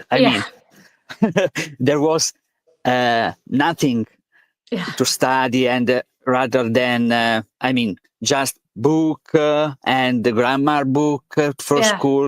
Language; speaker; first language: English; non-native, learner; Italian